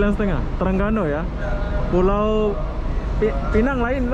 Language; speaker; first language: Indonesian; native; Indonesian